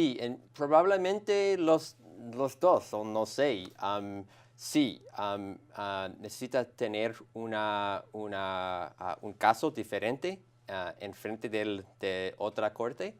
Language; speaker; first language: Spanish; non-native, learner; English